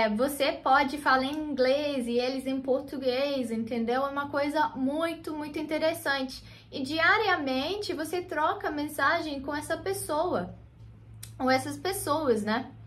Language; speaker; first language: Portuguese; non-native, fluent; English